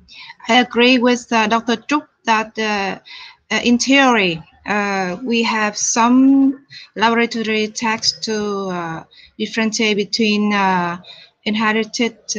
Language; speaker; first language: English; non-native, fluent; Vietnamese